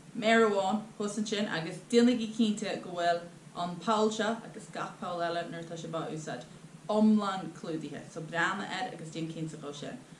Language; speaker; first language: Irish; native; Irish